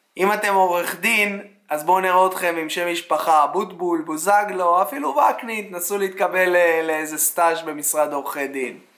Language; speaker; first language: Hebrew; native; Hebrew